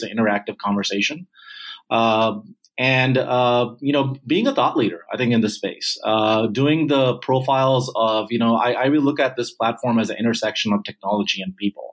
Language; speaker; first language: English; non-native, local second language; Punjabi